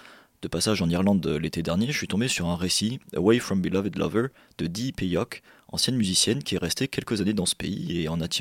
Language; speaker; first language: French; native; French